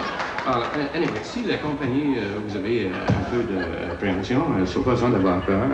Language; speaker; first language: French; non-native, fluent; English